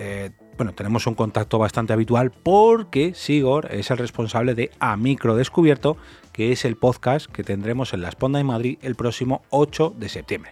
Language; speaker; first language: Spanish; native; Spanish